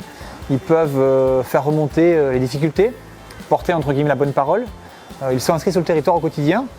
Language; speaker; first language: French; native; French